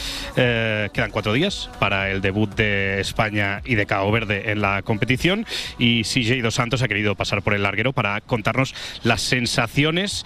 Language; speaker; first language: Spanish; native; Spanish